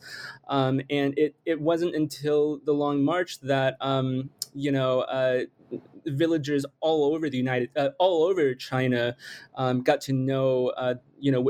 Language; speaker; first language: English; native; English